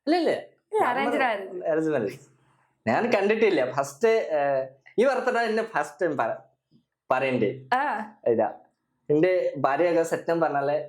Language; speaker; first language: Malayalam; non-native, local second language; Bangla